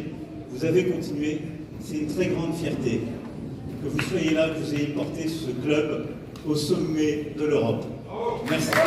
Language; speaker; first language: French; native; French